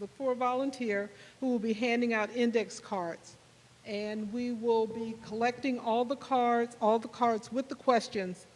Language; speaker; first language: English; native; English